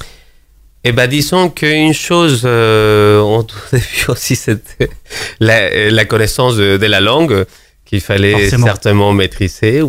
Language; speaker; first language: French; non-native, fluent; Spanish